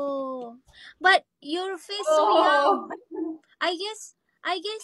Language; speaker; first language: English; non-native, learner; Indonesian